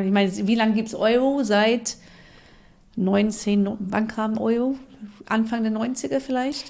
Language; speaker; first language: German; non-native, fluent; English